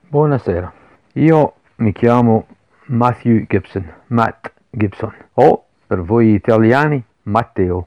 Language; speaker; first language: Italian; non-native, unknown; English